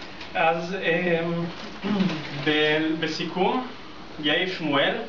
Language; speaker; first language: Hebrew; non-native, fluent; English